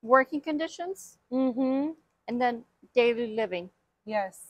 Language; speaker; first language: English; native; English